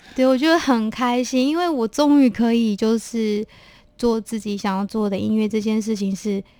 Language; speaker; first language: Chinese; non-native, local second language; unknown